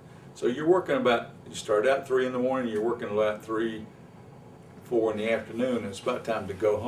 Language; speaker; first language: English; native; English